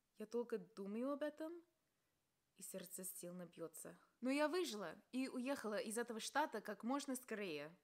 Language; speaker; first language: Russian; non-native, fluent; English